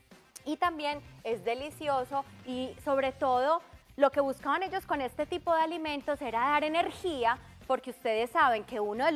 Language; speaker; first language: Spanish; native; Spanish